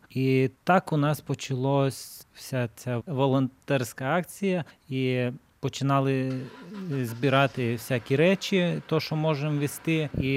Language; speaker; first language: Ukrainian; non-native, learner; Lithuanian